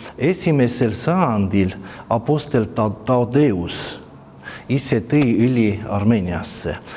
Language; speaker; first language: Estonian; non-native, fluent; Armenian